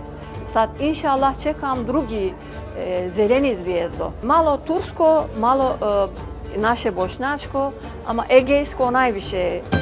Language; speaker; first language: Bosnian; early bilingual, heritage; Bosnian